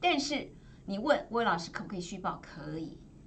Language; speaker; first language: Chinese; native; Chinese